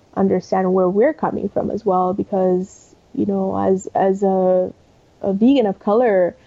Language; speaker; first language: English; early bilingual, other home language; Spanish